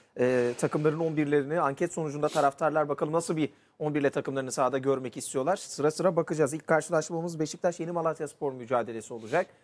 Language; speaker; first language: Turkish; native; Turkish